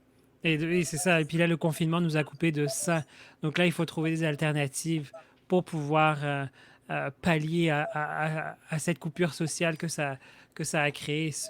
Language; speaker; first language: French; native; French